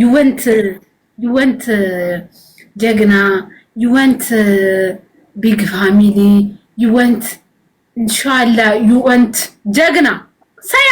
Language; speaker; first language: English; non-native, learner; Amharic